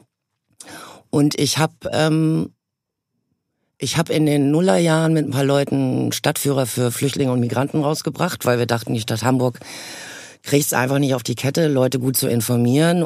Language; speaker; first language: German; native; German